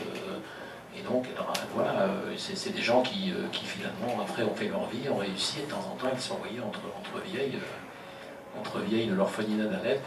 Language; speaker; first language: French; native; French